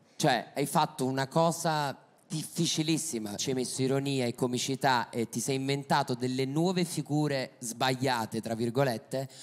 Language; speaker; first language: Italian; native; Italian